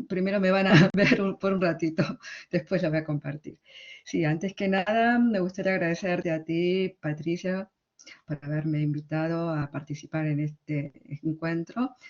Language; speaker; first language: Spanish; early bilingual, other home language; Korean